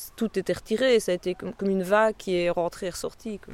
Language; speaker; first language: French; native; French